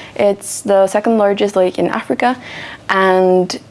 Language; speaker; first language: English; non-native, fluent; Swedish